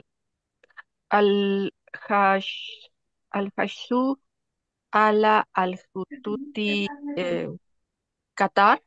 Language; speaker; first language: Arabic; non-native, learner; Spanish